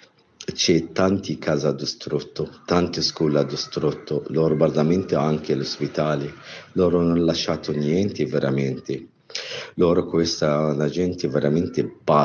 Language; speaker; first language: Italian; non-native, learner; Arabic